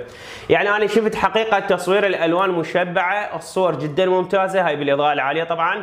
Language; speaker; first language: Arabic; native; Arabic